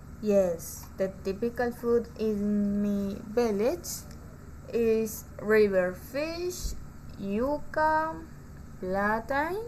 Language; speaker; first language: English; non-native, learner; Spanish